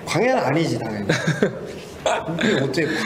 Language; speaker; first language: Korean; native; Korean